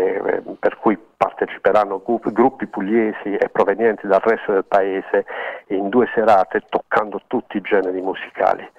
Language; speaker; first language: Italian; native; Italian